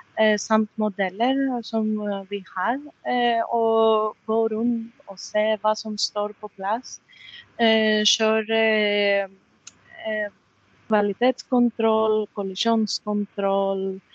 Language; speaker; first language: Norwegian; non-native, fluent; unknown